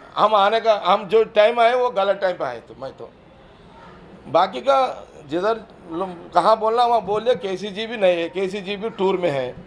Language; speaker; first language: Hindi; non-native, local second language; Telugu